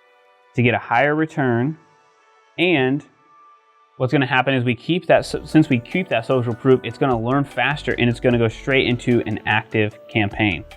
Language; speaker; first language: English; native; English